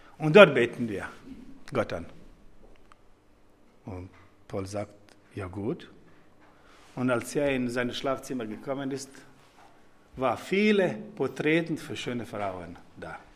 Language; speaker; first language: German; non-native, fluent; Serbian